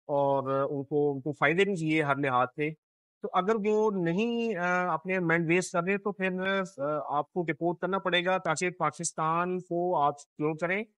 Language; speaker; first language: Urdu; non-native, local second language; Punjabi